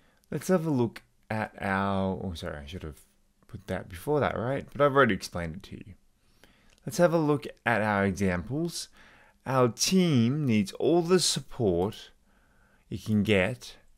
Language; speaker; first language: English; native; English